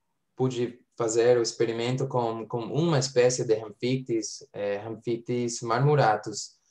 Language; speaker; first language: Portuguese; non-native, fluent; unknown